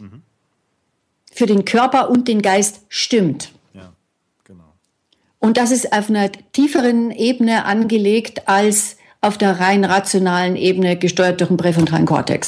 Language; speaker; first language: German; native; German